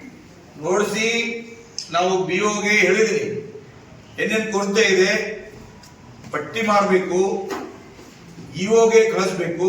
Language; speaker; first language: Kannada; non-native, local second language; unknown